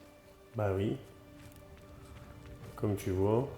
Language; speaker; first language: French; native; French